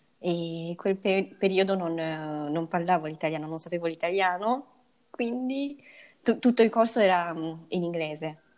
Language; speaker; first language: Italian; non-native, fluent; Japanese